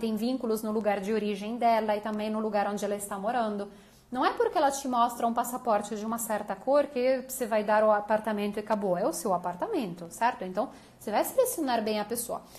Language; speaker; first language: Portuguese; native; Portuguese